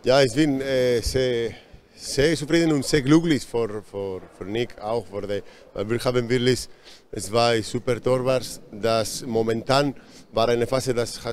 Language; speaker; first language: German; non-native, fluent; Spanish